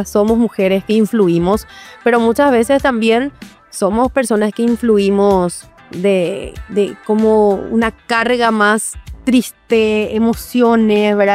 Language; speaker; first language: Spanish; native; Spanish